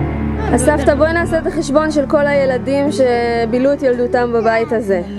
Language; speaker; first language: Hebrew; native; Hebrew